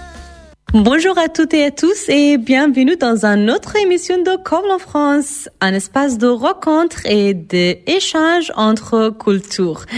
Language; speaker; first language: French; non-native, fluent; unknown